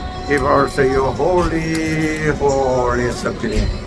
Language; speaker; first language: English; non-native, learner; Korean